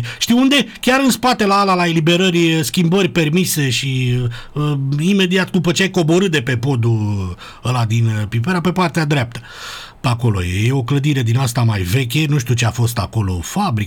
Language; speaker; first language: Romanian; native; Romanian